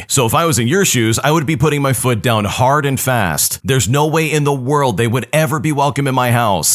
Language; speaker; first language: English; native; English